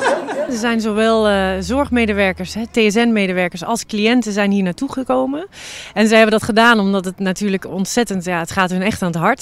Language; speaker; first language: Dutch; native; Dutch